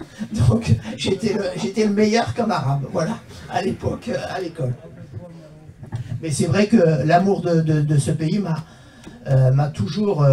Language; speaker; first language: French; native; French